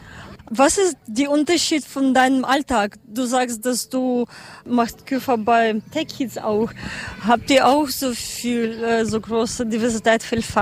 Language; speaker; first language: German; non-native, learner; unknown